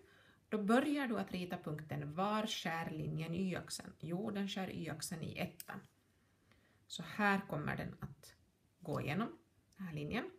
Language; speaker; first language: Swedish; native; Swedish